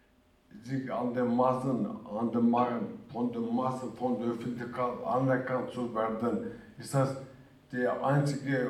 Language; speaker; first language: German; early bilingual, other home language; Turkish